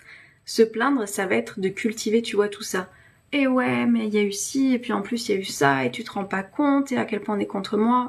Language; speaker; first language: French; native; French